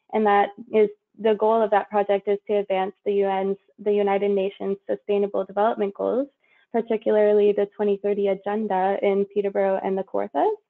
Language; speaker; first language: English; native; English